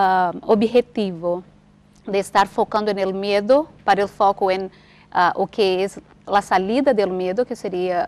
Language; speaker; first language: Spanish; non-native, fluent; Portuguese